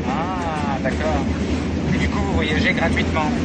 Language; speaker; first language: French; native; French